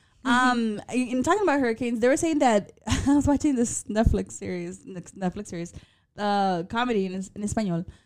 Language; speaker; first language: English; early bilingual, other home language; Spanish